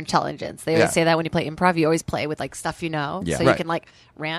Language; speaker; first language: English; non-native, fluent; Portuguese